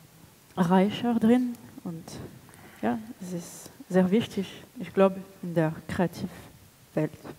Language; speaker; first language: German; non-native, fluent; French